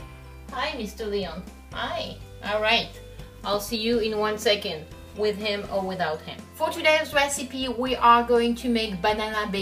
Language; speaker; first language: English; non-native, fluent; French